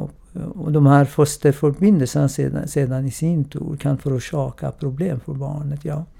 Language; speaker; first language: Swedish; non-native, fluent; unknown